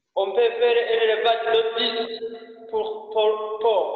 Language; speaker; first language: French; non-native, learner; Rundi